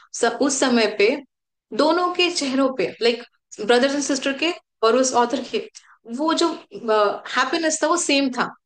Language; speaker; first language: Hindi; native; Hindi